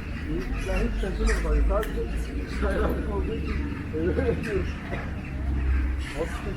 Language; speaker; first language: Turkish; native; Turkish